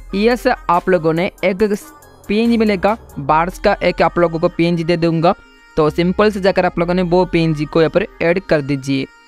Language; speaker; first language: Hindi; non-native, local second language; Odia